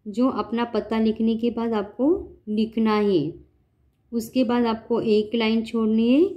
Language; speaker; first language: Hindi; non-native, local second language; Marathi